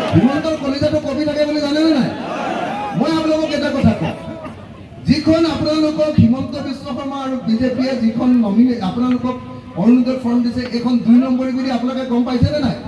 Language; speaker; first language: Assamese; native; Assamese